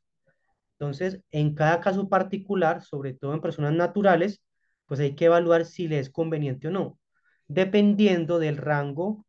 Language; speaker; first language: Spanish; native; Spanish